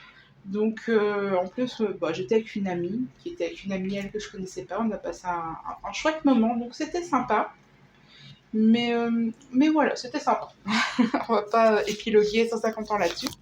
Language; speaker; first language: French; native; French